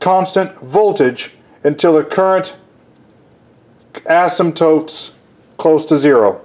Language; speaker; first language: English; native; English